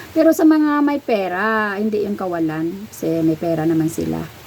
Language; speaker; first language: Filipino; non-native, local second language; Cebuano